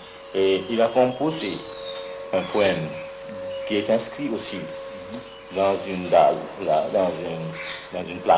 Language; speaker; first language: French; non-native, fluent; Bangla